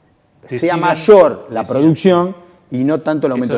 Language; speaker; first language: Spanish; native; Spanish